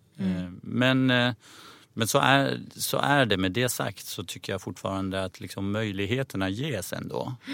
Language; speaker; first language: Swedish; early bilingual, other home language; Persian